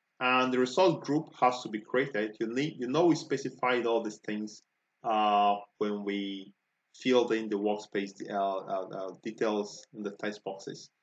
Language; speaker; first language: English; non-native, local second language; Igbo